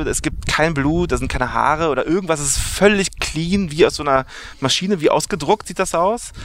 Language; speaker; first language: German; native; German